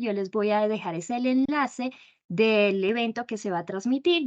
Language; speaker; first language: Spanish; native; Spanish